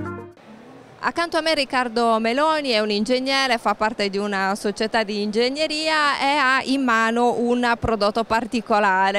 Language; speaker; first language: Italian; native; Italian